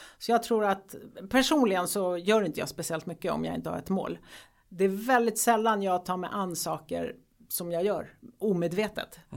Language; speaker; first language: Swedish; early bilingual, other home language; Greek